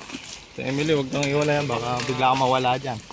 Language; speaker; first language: Filipino; native; Filipino